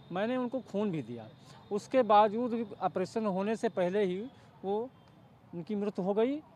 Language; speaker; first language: Hindi; native; Hindi